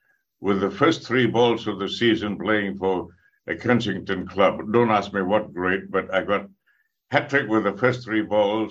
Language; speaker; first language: English; non-native, local second language; Tamil